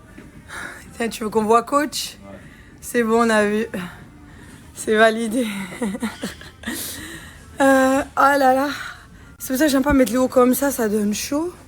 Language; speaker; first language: French; native; French